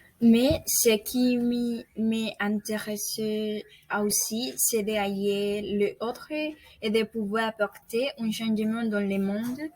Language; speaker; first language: French; non-native, learner; Spanish